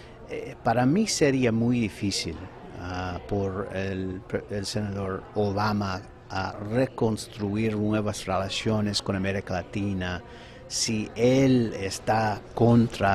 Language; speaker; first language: Spanish; non-native, fluent; English